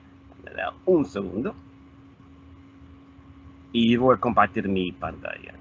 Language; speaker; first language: Spanish; non-native, fluent; English